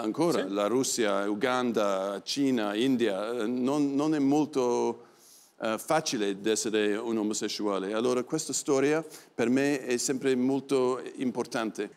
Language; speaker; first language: Italian; non-native, learner; English